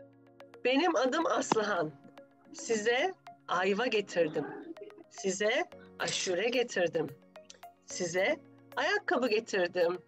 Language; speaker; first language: Turkish; early bilingual, heritage; Turkish